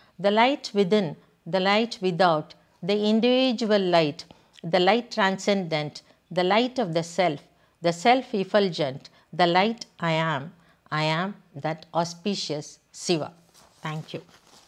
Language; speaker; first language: English; non-native, local second language; Tamil